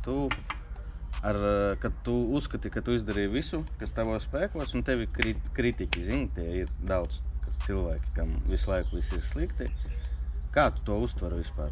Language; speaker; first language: Latvian; native; Latvian